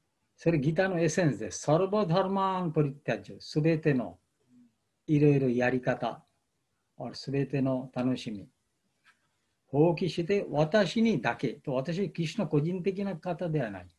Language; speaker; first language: Japanese; non-native, fluent; Bangla